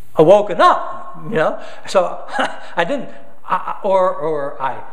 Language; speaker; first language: English; native; English